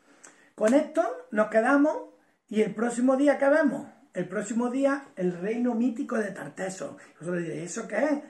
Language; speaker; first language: Spanish; native; Spanish